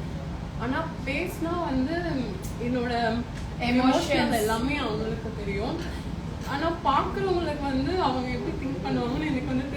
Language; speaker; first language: Tamil; native; Tamil